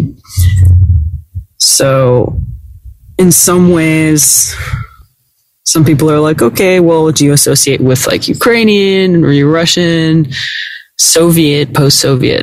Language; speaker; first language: English; native; English